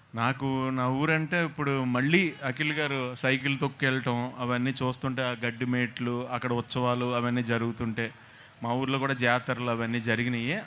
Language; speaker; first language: Telugu; native; Telugu